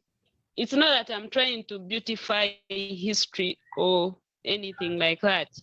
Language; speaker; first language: English; non-native, local second language; Nyankole